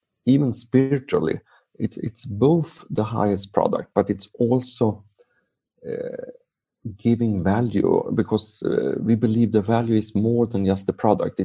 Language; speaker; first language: English; non-native, fluent; Swedish